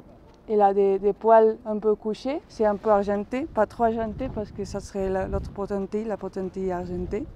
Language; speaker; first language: French; non-native, fluent; Spanish